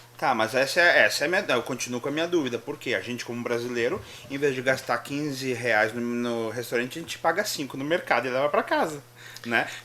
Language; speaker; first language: Portuguese; native; Portuguese